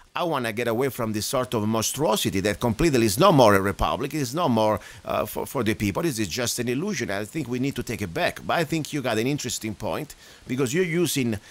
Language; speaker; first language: English; non-native, fluent; Italian